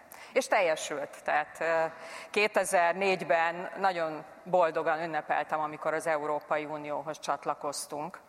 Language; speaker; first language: Hungarian; native; Hungarian